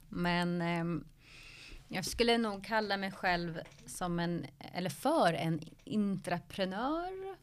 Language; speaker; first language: Swedish; early bilingual, other home language; Arabic